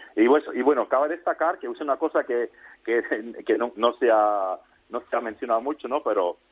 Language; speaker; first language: Spanish; non-native, fluent; Dutch